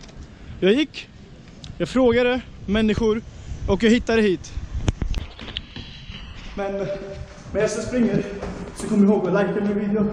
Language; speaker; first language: Swedish; early bilingual, other home language; Nepali